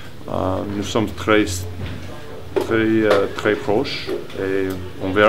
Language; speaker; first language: French; non-native, learner; English